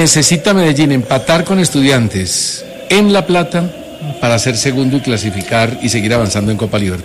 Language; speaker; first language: Spanish; native; Spanish